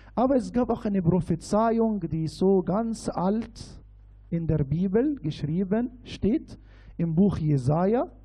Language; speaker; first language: German; non-native, fluent; Arabic